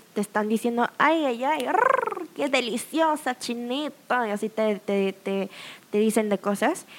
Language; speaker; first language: Spanish; non-native, fluent; Korean